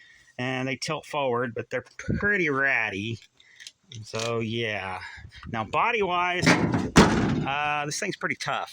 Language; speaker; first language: English; native; English